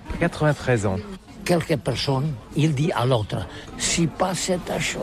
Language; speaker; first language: French; non-native, learner; Catalan